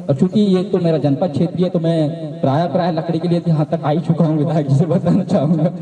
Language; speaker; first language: Hindi; native; Hindi